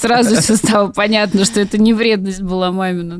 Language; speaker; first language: Russian; native; Russian